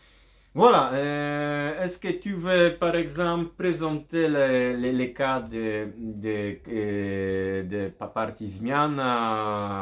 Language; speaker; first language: French; non-native, learner; Polish